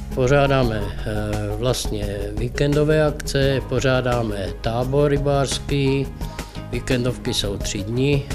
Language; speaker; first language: Czech; native; Czech